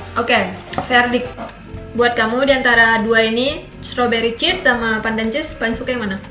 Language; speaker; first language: Indonesian; native; Indonesian